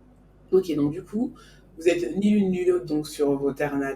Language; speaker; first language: French; native; French